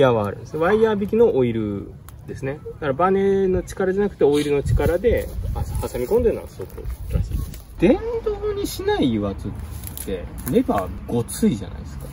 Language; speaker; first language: Japanese; native; Japanese